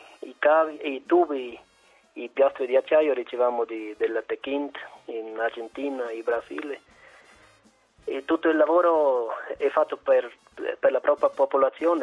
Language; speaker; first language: Italian; non-native, fluent; German